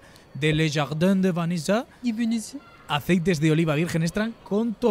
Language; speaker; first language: Spanish; native; Spanish